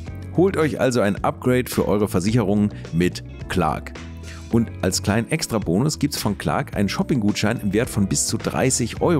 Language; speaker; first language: German; native; German